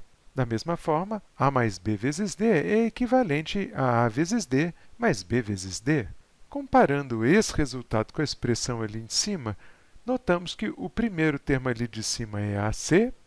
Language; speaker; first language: Portuguese; native; Portuguese